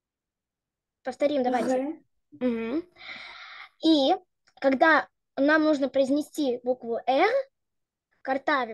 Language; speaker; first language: Russian; native; Russian